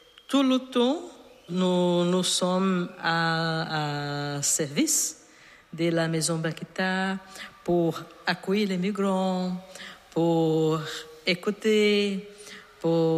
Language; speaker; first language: French; non-native, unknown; Portuguese